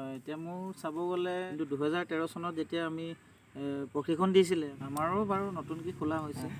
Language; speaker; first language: Assamese; non-native, local second language; Bodo